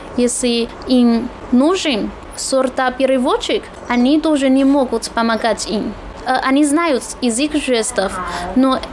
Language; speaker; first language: Russian; non-native, fluent; Chinese